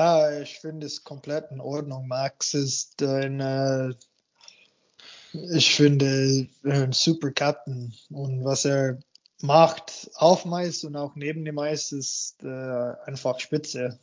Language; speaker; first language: German; non-native, fluent; English